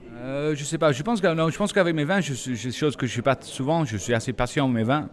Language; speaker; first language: French; non-native, fluent; English